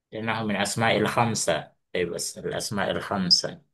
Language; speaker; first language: Arabic; non-native, fluent; Indonesian